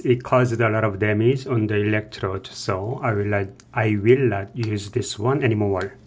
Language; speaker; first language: English; non-native, learner; Korean